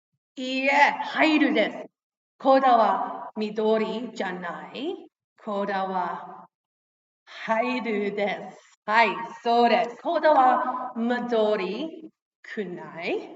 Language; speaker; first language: Japanese; non-native, learner; English